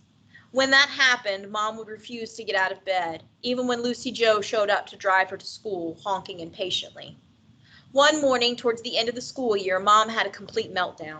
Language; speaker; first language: English; native; English